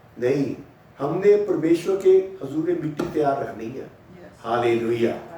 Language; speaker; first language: Hindi; non-native, local second language; Punjabi